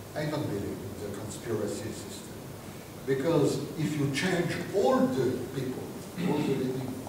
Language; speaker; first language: English; non-native, fluent; French